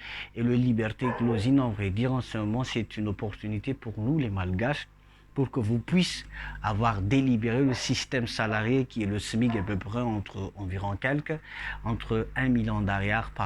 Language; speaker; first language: French; non-native, local second language; Malagasy